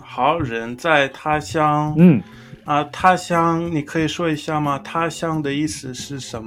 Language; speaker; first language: Chinese; non-native, fluent; English